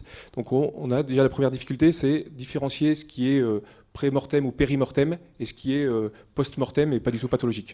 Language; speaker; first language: French; native; French